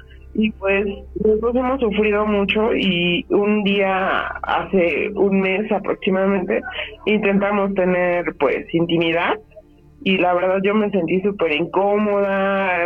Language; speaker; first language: Spanish; native; Spanish